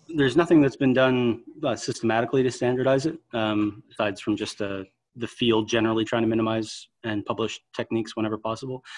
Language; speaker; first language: English; native; English